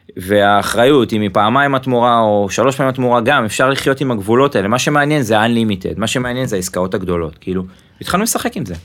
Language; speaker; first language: Hebrew; native; Hebrew